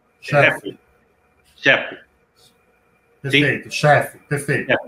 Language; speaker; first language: Portuguese; non-native, learner; English